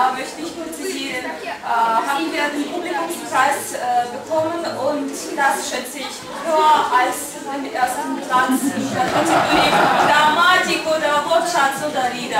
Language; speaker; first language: German; non-native, fluent; Russian